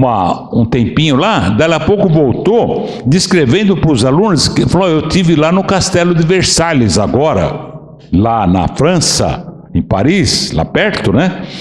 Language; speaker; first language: Portuguese; native; Portuguese